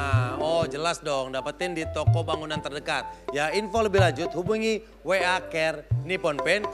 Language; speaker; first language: Indonesian; native; Indonesian